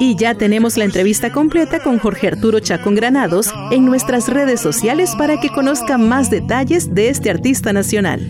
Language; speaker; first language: Spanish; native; Spanish